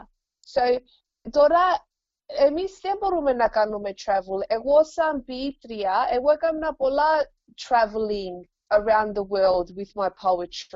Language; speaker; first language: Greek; early bilingual, heritage; English